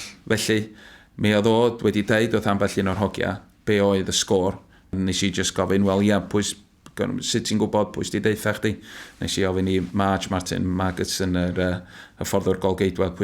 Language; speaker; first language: Welsh; native; Welsh